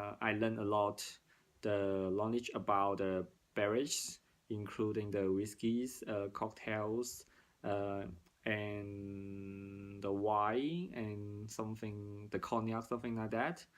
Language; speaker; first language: English; non-native, learner; Cantonese